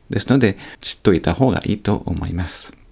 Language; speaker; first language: Japanese; non-native, fluent; French